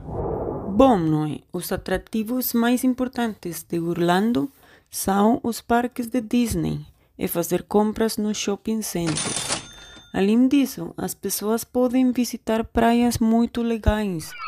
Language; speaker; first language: Portuguese; non-native, learner; Spanish